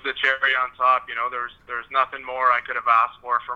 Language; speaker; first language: English; non-native, fluent; French